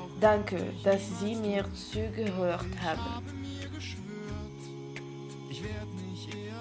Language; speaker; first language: German; non-native, learner; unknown